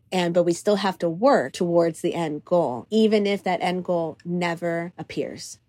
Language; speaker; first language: English; early bilingual, other home language; Greek